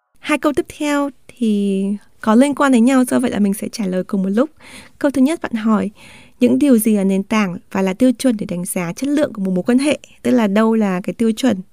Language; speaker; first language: Vietnamese; native; Vietnamese